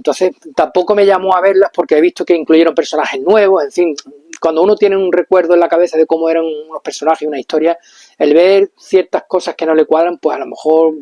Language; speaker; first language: Spanish; native; Spanish